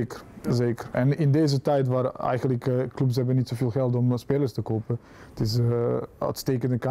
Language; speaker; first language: Dutch; non-native, fluent; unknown